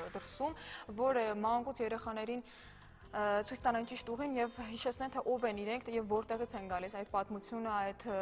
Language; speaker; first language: Armenian; native; Armenian